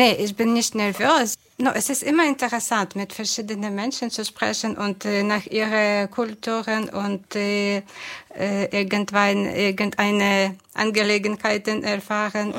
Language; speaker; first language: German; non-native, fluent; Ukrainian